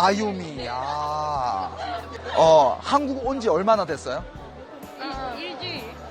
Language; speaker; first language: Korean; non-native, fluent; Chinese